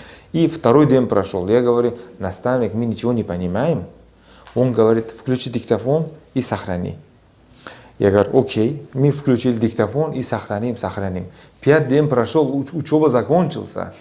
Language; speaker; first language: Russian; non-native, local second language; Uzbek